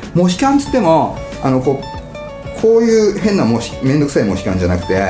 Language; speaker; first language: Japanese; native; Japanese